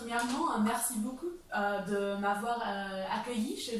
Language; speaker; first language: French; non-native, fluent; English